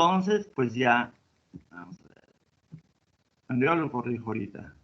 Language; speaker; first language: Spanish; native; Spanish